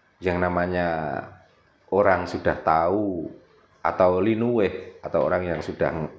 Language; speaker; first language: Indonesian; native; Indonesian